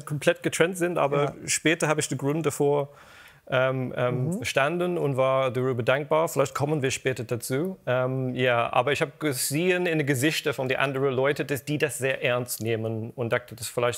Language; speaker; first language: German; non-native, fluent; English